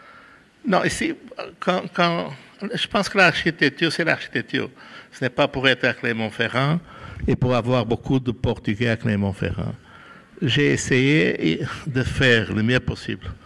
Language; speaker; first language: French; non-native, fluent; Portuguese